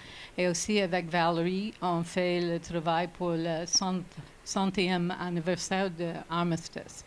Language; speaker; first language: French; non-native, learner; English